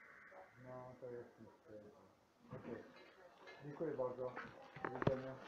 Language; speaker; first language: Polish; non-native, learner; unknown